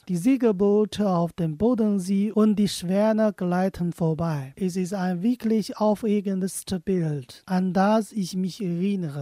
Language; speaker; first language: German; non-native, fluent; Chinese